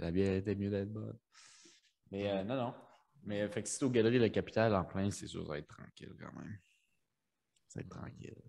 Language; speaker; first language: French; early bilingual, other home language; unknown